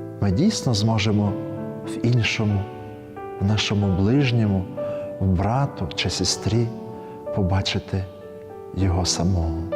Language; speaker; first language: Ukrainian; native; Ukrainian